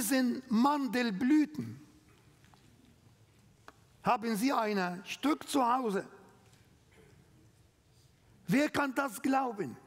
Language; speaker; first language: German; non-native, learner; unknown